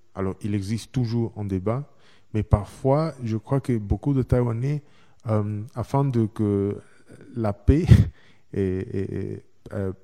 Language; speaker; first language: French; non-native, fluent; Chinese